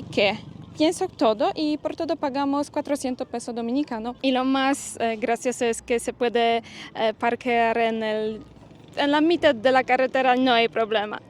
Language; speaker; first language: Spanish; non-native, learner; Polish